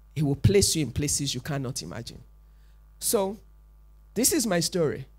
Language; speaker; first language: English; non-native, local second language; Yoruba